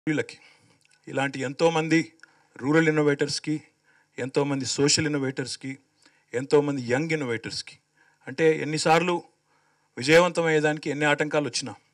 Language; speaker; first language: Telugu; native; Telugu